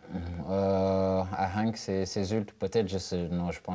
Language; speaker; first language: French; non-native, local second language; Wolof